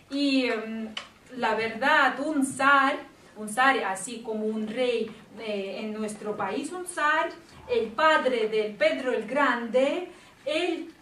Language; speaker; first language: Spanish; non-native, fluent; Russian